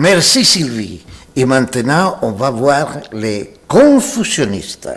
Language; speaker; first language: French; non-native, fluent; Spanish